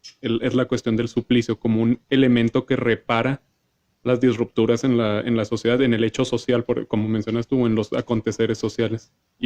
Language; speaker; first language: Spanish; native; Spanish